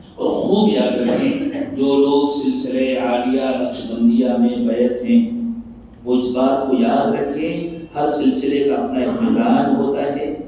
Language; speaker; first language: Urdu; native; Urdu